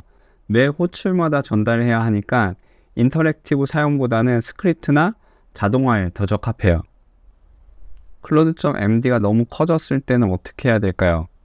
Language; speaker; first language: Korean; native; Korean